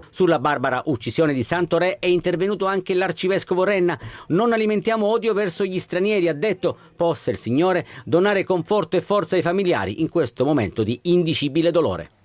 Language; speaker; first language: Italian; native; Italian